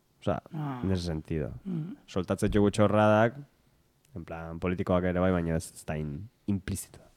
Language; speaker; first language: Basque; native; Basque